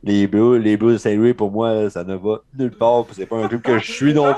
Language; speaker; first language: French; native; French